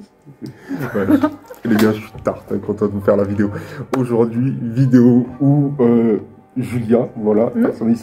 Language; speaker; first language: French; native; French